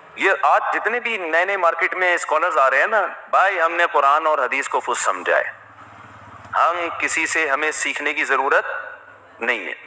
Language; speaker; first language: Urdu; non-native, local second language; Pashto